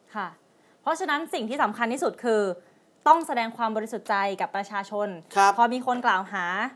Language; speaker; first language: Thai; native; Thai